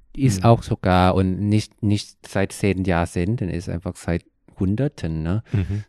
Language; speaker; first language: German; non-native, fluent; Thai